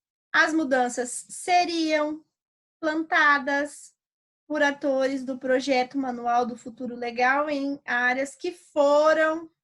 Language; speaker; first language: Portuguese; native; Portuguese